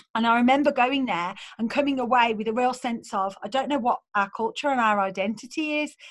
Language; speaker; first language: English; native; English